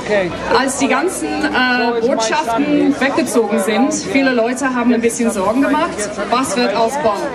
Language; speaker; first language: German; non-native, fluent; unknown